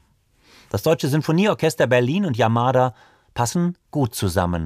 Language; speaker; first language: German; native; German